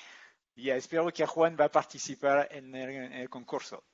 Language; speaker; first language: Spanish; non-native, learner; English